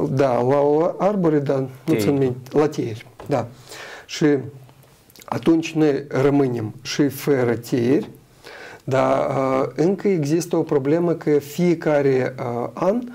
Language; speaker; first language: Romanian; non-native, local second language; Russian